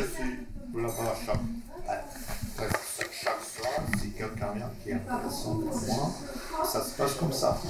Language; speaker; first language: French; non-native, fluent; Bosnian